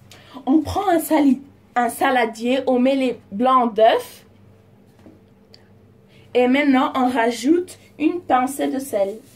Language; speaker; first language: French; non-native, fluent; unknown